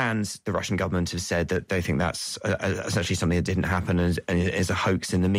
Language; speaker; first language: English; native; English